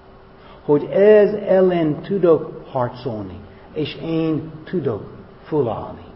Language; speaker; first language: Hungarian; non-native, fluent; English